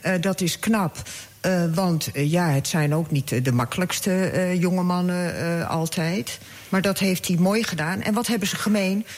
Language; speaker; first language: Dutch; early bilingual, other home language; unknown